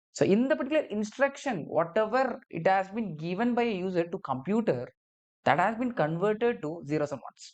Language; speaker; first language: English; non-native, local second language; Tamil